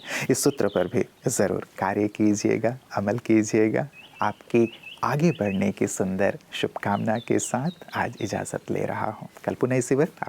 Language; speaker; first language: Hindi; native; Hindi